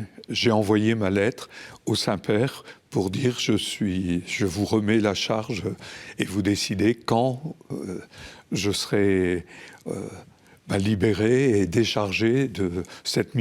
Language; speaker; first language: French; native; French